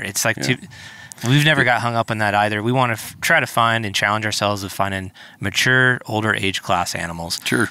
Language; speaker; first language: English; native; English